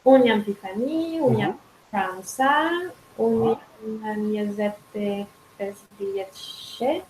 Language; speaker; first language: Albanian; non-native, learner; French